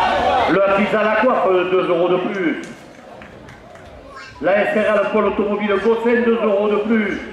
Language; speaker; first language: French; native; French